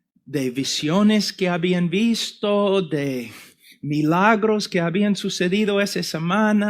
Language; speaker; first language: Spanish; non-native, fluent; English